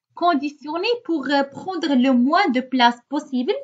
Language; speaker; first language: French; non-native, local second language; Arabic